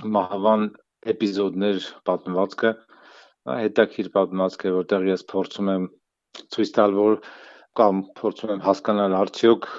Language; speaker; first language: Armenian; native; Armenian